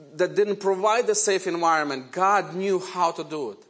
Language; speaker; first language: English; non-native, fluent; Ukrainian